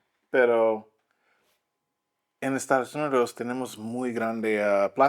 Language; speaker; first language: Spanish; non-native, learner; English